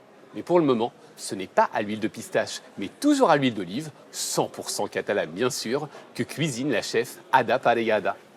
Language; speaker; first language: French; native; French